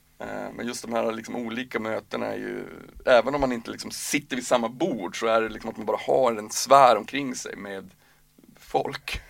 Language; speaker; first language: Swedish; native; Swedish